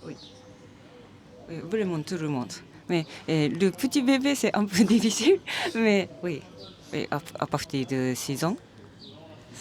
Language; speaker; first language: French; non-native, learner; Japanese